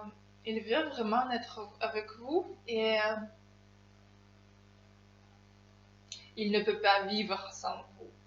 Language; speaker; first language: French; non-native, fluent; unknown